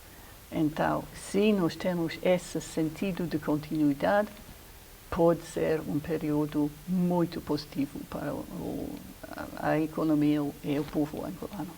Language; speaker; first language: Portuguese; non-native, fluent; English